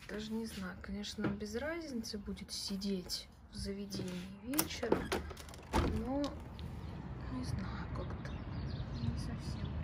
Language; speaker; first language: Russian; native; Russian